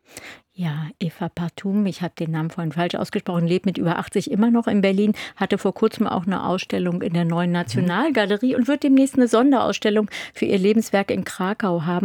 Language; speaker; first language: German; native; German